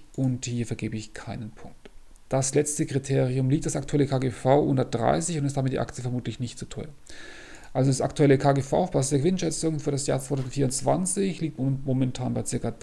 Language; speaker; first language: German; native; German